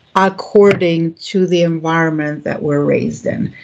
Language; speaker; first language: English; non-native, fluent; Greek